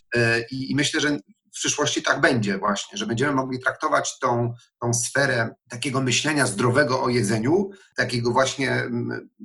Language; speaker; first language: Polish; native; Polish